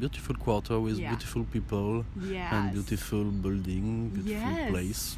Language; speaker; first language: English; non-native, learner; French